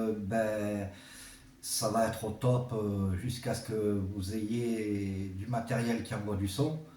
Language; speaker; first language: French; native; French